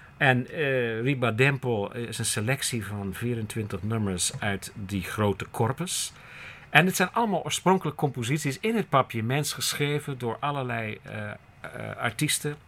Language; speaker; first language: Dutch; non-native, fluent; English